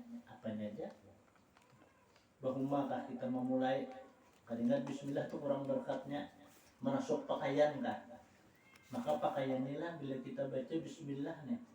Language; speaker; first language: Indonesian; non-native, local second language; Banjar